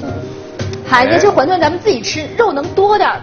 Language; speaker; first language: Chinese; native; Chinese